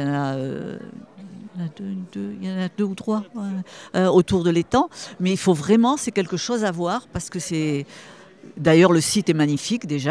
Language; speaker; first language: French; native; French